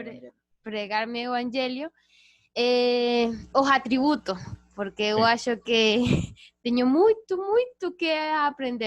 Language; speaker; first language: Portuguese; non-native, learner; Spanish